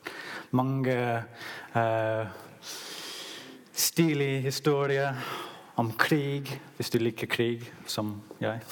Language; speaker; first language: Norwegian; non-native, learner; English